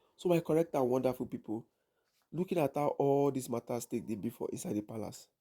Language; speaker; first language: Nigerian Pidgin; non-native, local second language; Yoruba